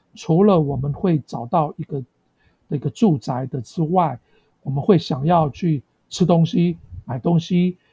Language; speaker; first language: Chinese; native; Chinese